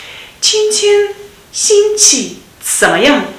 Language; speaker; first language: Chinese; non-native, learner; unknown